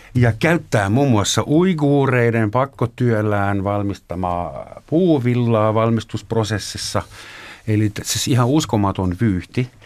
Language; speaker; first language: Finnish; native; Finnish